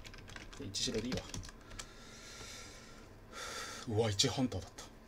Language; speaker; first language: Japanese; native; Japanese